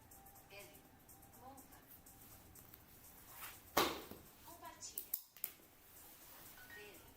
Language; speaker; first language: Portuguese; non-native, learner; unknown